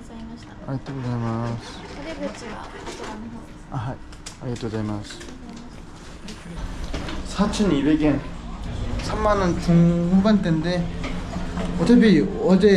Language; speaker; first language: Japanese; non-native, learner; Korean